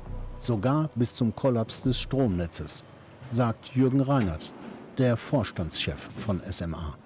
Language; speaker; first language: German; native; German